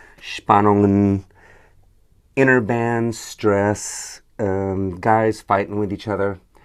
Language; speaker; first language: English; native; English